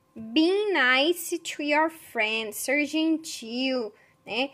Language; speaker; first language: English; non-native, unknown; Portuguese